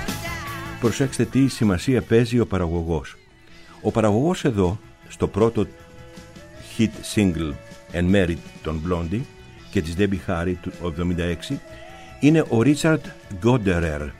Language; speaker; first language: Greek; native; Greek